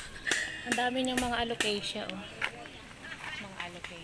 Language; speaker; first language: Filipino; native; Filipino